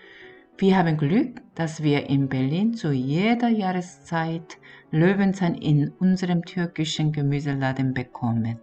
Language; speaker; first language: German; non-native, fluent; Korean